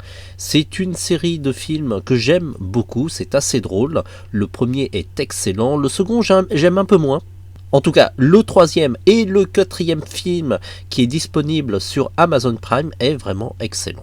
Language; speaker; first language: French; native; French